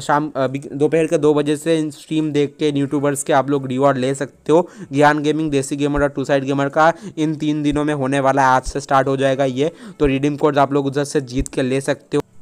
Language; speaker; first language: Hindi; native; Hindi